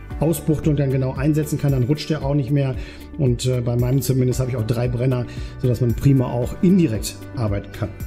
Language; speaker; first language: German; native; German